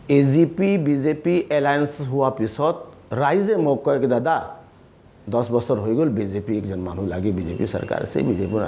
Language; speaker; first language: Assamese; non-native, local second language; Hindi